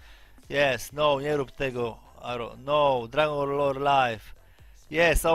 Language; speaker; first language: English; non-native, learner; Polish